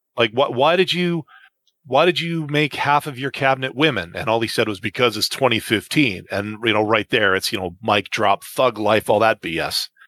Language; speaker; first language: English; native; English